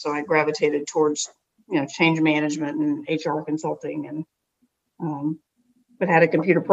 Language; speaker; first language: English; native; English